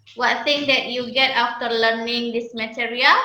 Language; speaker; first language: English; non-native, fluent; Indonesian